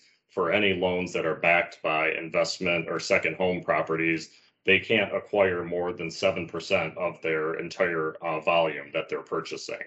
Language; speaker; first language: English; native; English